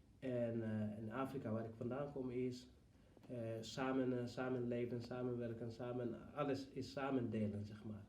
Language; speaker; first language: Dutch; non-native, fluent; Fula